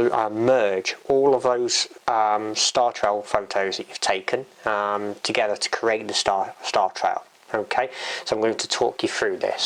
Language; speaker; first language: English; native; English